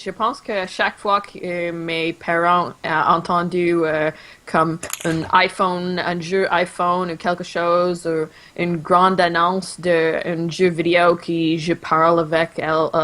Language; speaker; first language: French; non-native, local second language; English